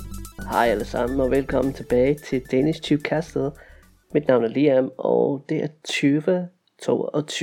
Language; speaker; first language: Danish; non-native, fluent; English